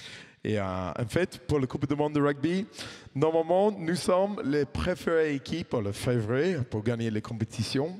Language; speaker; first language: French; non-native, fluent; English